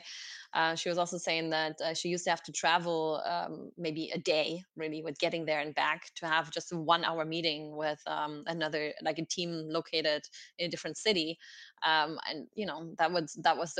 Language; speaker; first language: English; non-native, fluent; German